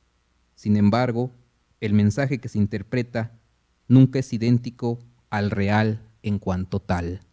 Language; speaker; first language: Spanish; native; Spanish